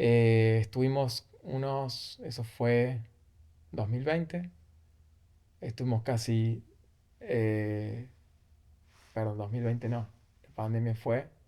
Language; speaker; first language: Spanish; native; Spanish